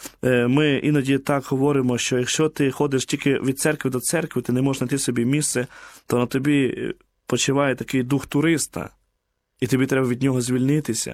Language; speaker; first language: Ukrainian; native; Ukrainian